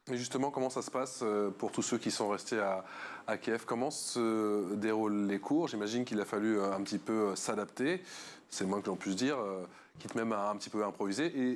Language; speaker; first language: French; native; French